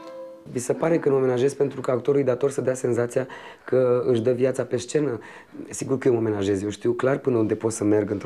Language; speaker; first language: Romanian; native; Romanian